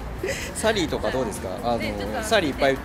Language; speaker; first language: Japanese; native; Japanese